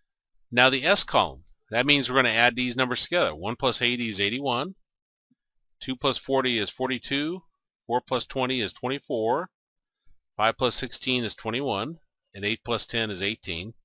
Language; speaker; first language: English; native; English